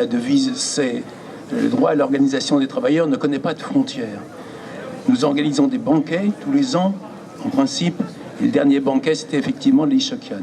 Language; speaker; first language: French; native; French